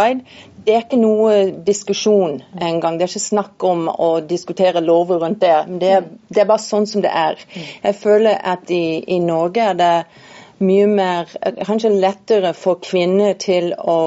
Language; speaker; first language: Norwegian; non-native, fluent; English